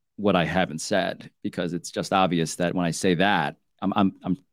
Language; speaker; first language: English; early bilingual, other home language; Filipino